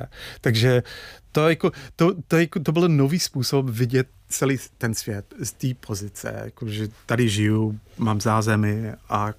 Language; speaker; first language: Czech; non-native, fluent; English